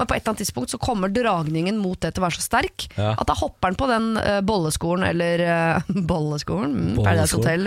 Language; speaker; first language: Norwegian; native; Norwegian